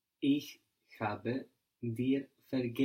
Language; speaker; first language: German; non-native, learner; English